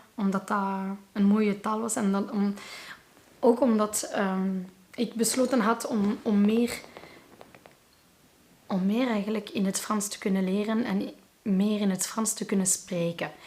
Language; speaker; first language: Dutch; non-native, local second language; Arabic